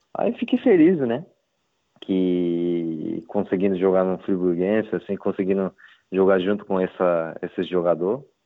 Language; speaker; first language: Portuguese; non-native, learner; Japanese